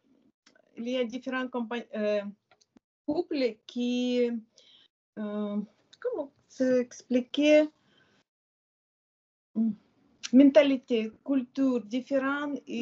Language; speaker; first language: French; non-native, learner; Ukrainian